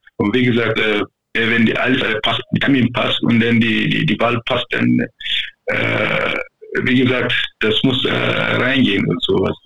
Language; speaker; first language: German; non-native, fluent; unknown